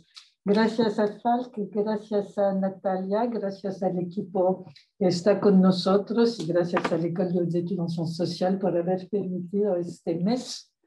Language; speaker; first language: Spanish; non-native, fluent; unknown